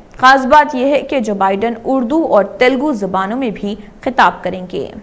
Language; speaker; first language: Urdu; native; Urdu